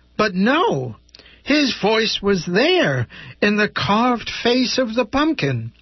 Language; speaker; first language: English; native; English